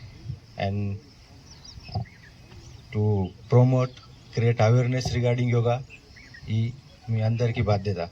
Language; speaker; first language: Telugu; non-native, learner; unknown